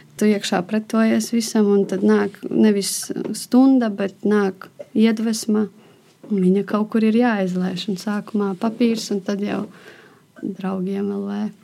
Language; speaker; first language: Latvian; non-native, local second language; Russian